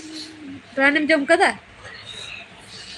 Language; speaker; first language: Hindi; non-native, local second language; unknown